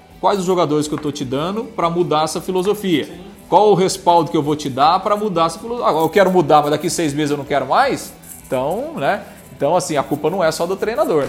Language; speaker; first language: Portuguese; native; Portuguese